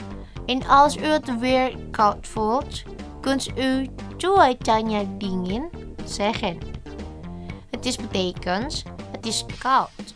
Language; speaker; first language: Dutch; non-native, fluent; Indonesian